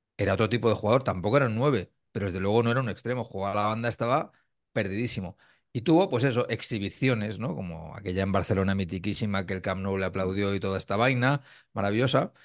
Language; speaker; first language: Spanish; native; Spanish